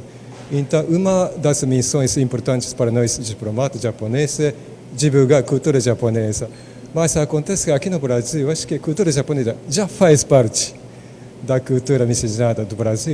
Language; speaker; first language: Portuguese; non-native, fluent; Japanese